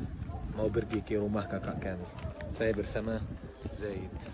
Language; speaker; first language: Indonesian; non-native, fluent; Arabic